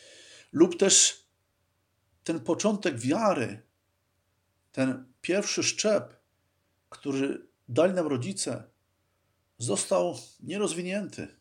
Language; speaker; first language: Polish; native; Polish